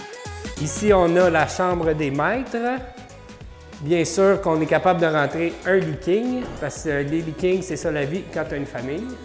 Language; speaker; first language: French; native; French